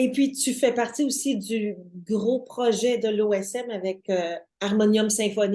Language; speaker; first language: French; native; French